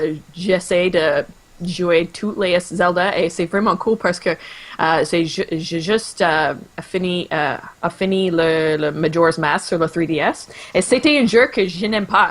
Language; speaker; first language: French; non-native, local second language; English